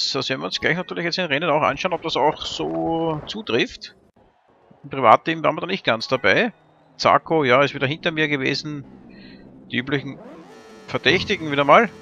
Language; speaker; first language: German; native; German